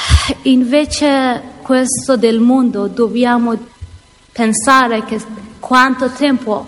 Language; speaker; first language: Italian; non-native, learner; Persian